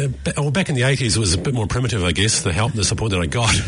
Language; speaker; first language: English; native; English